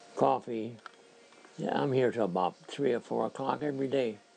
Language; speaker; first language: English; native; English